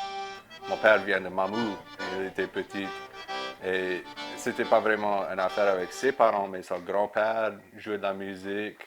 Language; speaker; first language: French; non-native, local second language; English